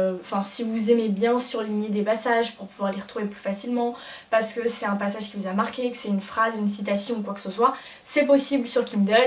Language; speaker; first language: French; native; French